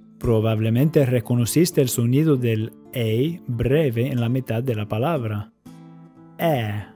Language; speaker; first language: Spanish; non-native, fluent; English